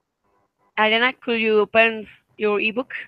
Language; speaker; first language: English; non-native, fluent; Spanish